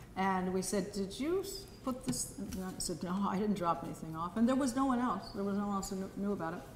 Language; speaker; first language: English; native; English